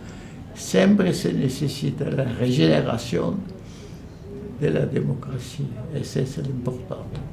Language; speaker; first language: Spanish; non-native, fluent; French